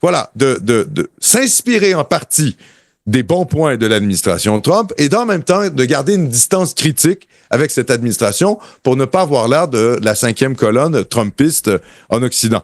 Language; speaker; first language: French; native; French